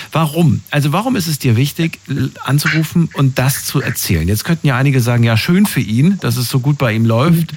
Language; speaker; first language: German; native; German